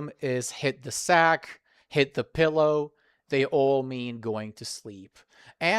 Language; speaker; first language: English; non-native, fluent; Serbian